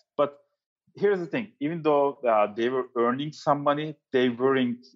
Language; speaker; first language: English; non-native, fluent; Turkish